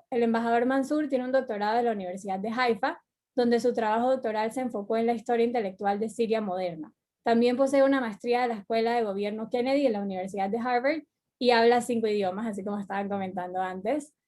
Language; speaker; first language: Spanish; native; Spanish